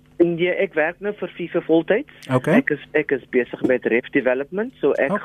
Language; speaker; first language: Afrikaans; non-native, local second language; English